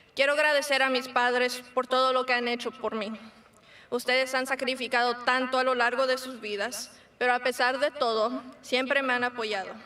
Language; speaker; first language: Spanish; early bilingual, heritage; Spanish